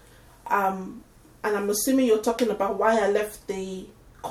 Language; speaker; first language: English; non-native, local second language; Yoruba